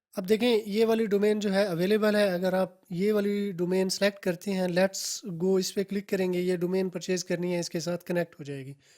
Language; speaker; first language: Urdu; non-native, local second language; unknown